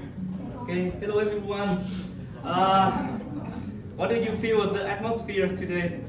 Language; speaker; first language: English; non-native, learner; Vietnamese